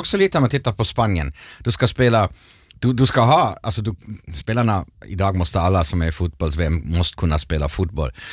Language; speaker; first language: Swedish; non-native, fluent; German